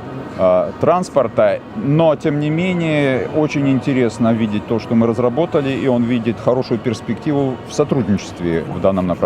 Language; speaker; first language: Russian; native; Russian